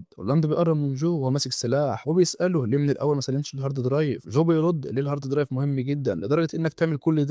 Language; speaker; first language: Arabic; native; Arabic